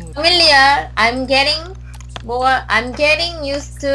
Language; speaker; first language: English; non-native, learner; Korean